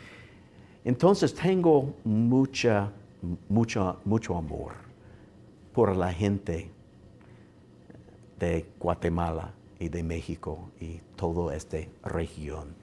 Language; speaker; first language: Spanish; non-native, learner; English